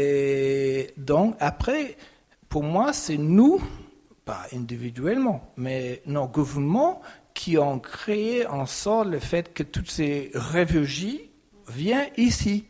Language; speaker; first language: French; non-native, fluent; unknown